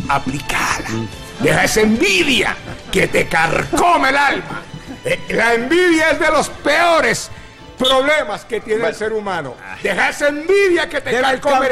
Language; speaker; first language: Spanish; native; Spanish